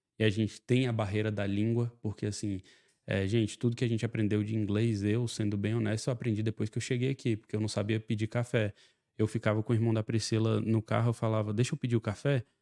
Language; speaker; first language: Portuguese; native; Portuguese